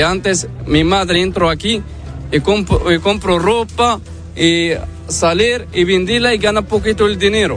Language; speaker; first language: Spanish; non-native, learner; Arabic